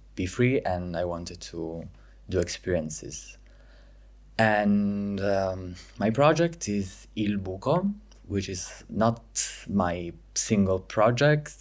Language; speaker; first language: English; non-native, fluent; Italian